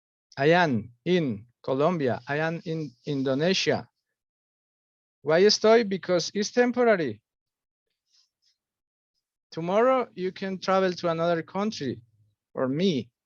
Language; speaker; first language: English; non-native, fluent; Spanish